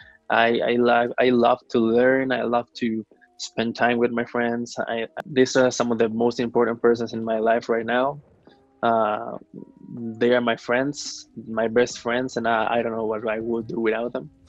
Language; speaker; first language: English; non-native, fluent; Spanish